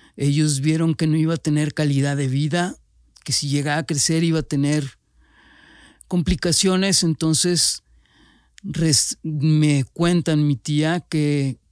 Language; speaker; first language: Spanish; native; Spanish